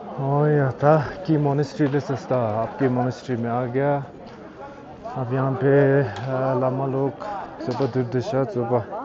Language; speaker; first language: Hindi; non-native, local second language; Tibetan